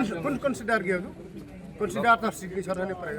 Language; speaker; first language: Hindi; non-native, local second language; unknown